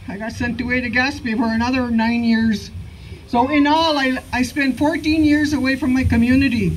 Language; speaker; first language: English; native; English